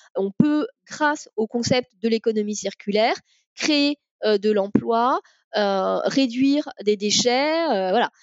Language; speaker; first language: French; native; French